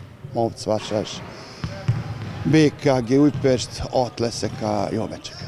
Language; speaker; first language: Hungarian; non-native, learner; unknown